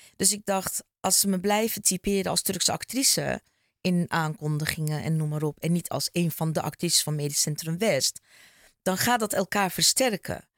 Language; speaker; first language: Dutch; early bilingual, other home language; Turkish